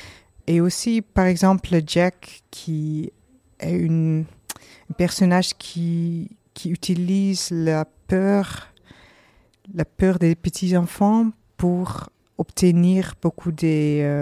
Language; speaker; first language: French; non-native, learner; Dutch